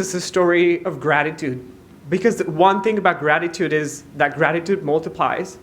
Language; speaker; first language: English; non-native, fluent; Spanish